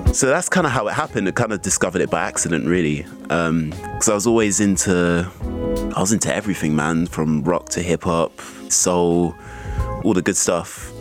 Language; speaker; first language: English; native; English